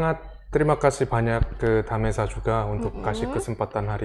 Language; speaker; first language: Indonesian; early bilingual, other home language; Korean